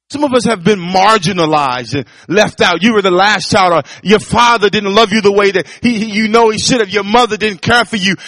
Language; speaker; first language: English; native; English